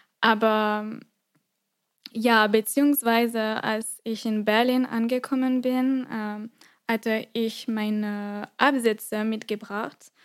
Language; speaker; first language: German; non-native, fluent; French